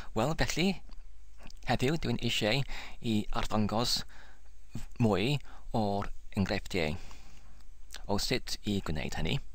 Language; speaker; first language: Welsh; non-native, learner; English